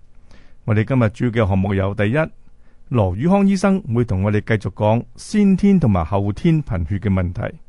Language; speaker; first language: Chinese; native; Chinese